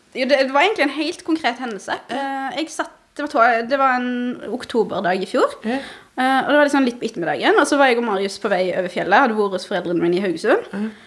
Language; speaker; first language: Norwegian; early bilingual, other home language; Arabic